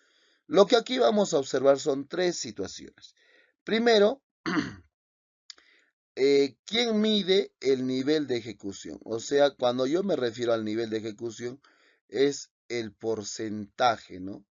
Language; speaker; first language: Spanish; native; Spanish